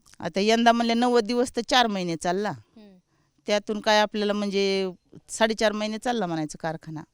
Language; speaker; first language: Marathi; native; Marathi